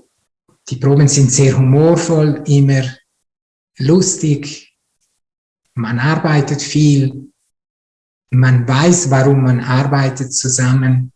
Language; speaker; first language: German; non-native, fluent; Italian